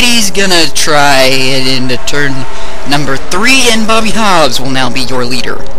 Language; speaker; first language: English; native; English